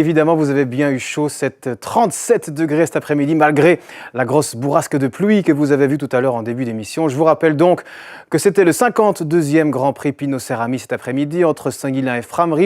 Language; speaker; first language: French; native; French